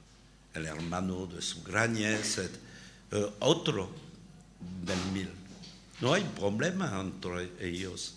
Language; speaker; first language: Spanish; non-native, learner; French